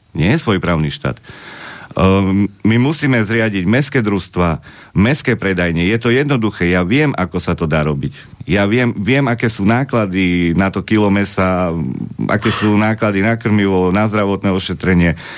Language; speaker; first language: Slovak; native; Slovak